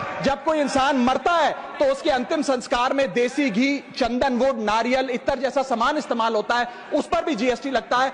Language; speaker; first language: Hindi; native; Hindi